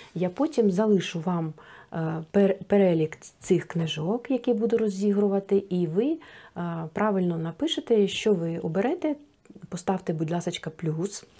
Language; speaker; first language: Ukrainian; non-native, local second language; Russian